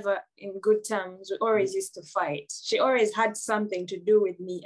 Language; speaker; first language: English; non-native, local second language; Ganda